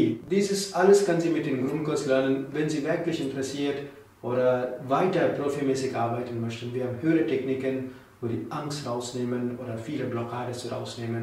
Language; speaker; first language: German; non-native, learner; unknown